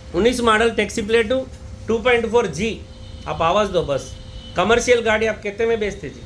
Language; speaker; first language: Hindi; non-native, local second language; Telugu